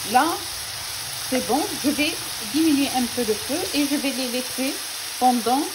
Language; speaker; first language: French; non-native, local second language; Arabic